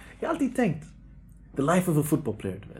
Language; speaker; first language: Swedish; early bilingual, other home language; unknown